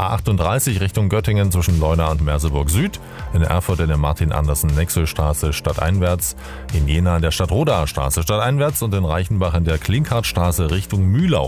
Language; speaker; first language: German; native; German